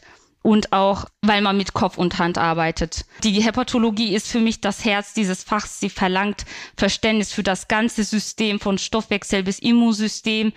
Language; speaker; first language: German; non-native, fluent; Turkish